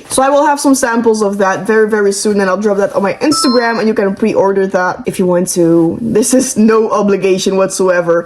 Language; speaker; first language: English; non-native, fluent; Dutch